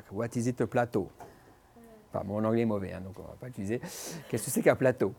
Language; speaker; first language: French; native; French